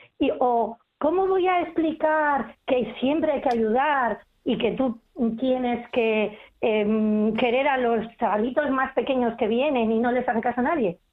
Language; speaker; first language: Spanish; native; Spanish